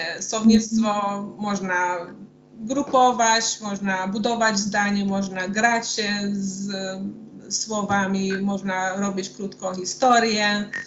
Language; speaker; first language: Polish; non-native, fluent; Hungarian